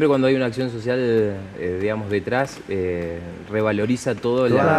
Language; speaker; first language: Spanish; native; Spanish